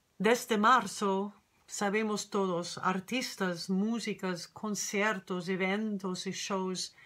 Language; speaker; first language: Spanish; non-native, learner; English